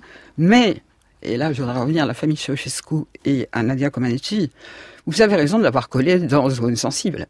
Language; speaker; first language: French; native; French